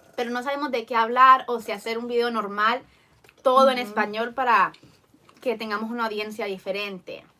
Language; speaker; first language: Spanish; early bilingual, heritage; Spanish